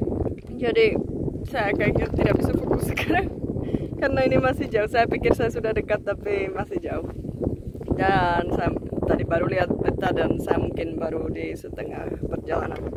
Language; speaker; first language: Indonesian; non-native, fluent; Czech